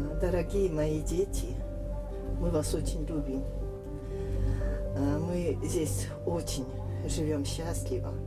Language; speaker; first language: Russian; non-native, local second language; Korean